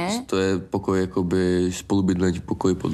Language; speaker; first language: Czech; native; Czech